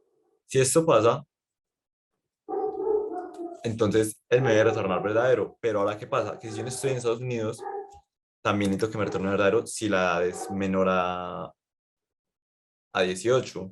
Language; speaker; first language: Spanish; native; Spanish